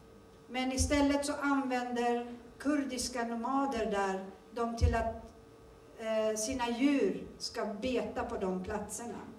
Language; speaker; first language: Swedish; early bilingual, other home language; Turoyo